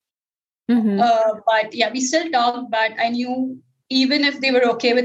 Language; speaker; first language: English; non-native, local second language; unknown